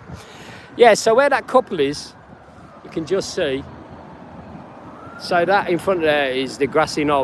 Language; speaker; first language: English; native; English